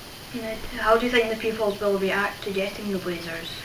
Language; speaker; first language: English; native; English